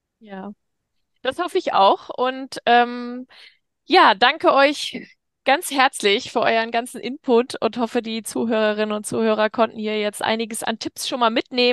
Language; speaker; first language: German; native; German